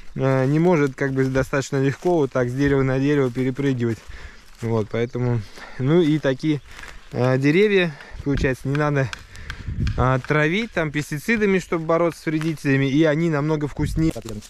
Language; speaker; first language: Russian; native; Russian